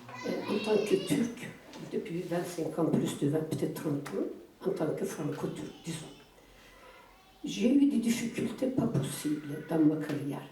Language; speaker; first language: French; non-native, fluent; Turkish